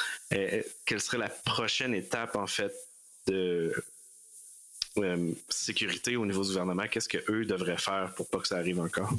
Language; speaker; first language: French; native; French